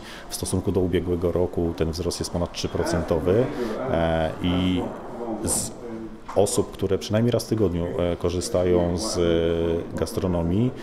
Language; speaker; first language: Polish; native; Polish